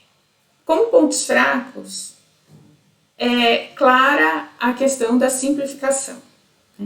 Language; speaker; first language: Portuguese; native; Portuguese